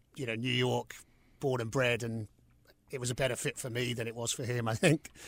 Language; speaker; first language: English; native; English